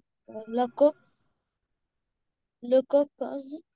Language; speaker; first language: French; non-native, learner; Arabic